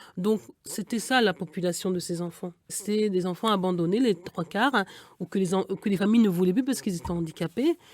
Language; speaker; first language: French; early bilingual, other home language; Igbo